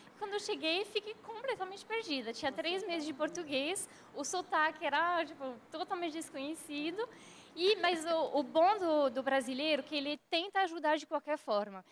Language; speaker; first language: Portuguese; non-native, fluent; French